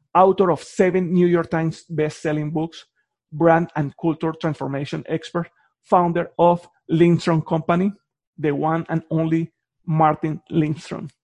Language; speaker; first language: English; non-native, fluent; Spanish